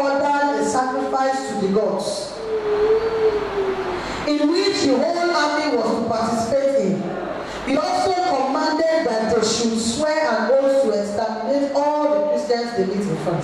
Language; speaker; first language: English; non-native, local second language; Yoruba